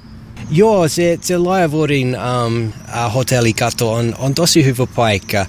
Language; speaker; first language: Finnish; non-native, learner; English